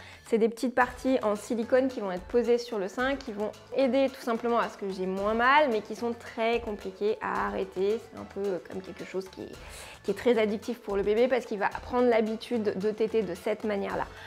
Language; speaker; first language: French; native; French